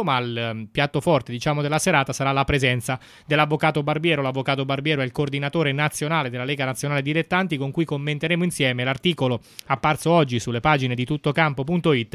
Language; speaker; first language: Italian; native; Italian